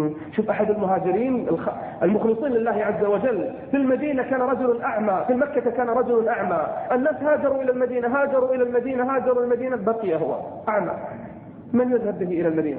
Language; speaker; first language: Arabic; native; Arabic